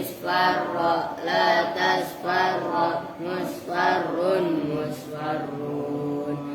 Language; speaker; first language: Arabic; non-native, learner; Indonesian